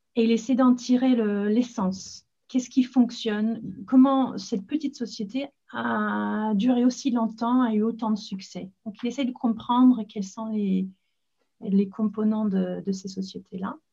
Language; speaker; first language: French; non-native, fluent; English